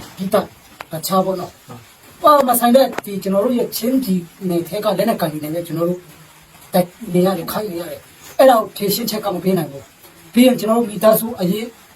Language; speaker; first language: Burmese; non-native, local second language; Tedim Chin